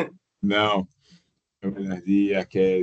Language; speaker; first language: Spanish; non-native, fluent; Portuguese